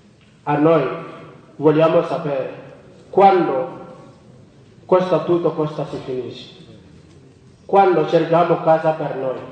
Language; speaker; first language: Italian; non-native, learner; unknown